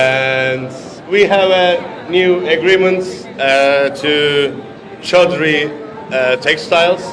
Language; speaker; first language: English; non-native, learner; Turkish